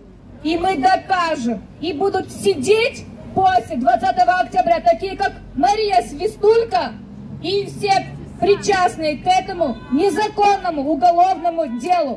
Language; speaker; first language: Russian; native; Russian